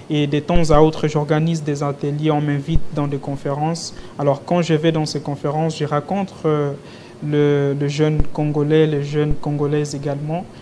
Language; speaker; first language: French; non-native, local second language; Lingala